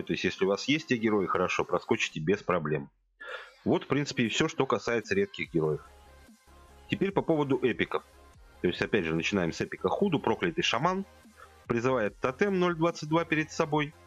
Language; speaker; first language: Russian; native; Russian